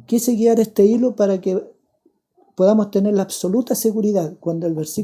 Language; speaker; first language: Spanish; native; Spanish